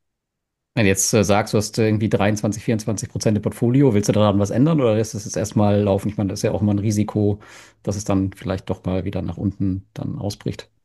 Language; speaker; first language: German; native; German